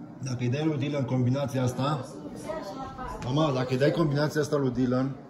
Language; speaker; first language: Romanian; early bilingual, heritage; Romanian